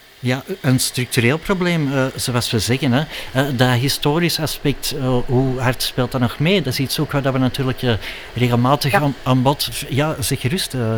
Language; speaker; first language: Dutch; native; Dutch